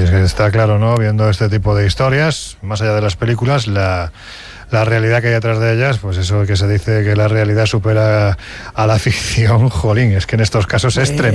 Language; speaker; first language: Spanish; native; Spanish